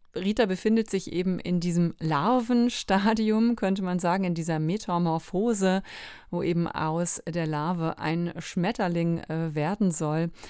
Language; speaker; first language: German; native; German